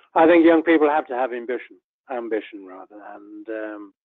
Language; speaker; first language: English; native; English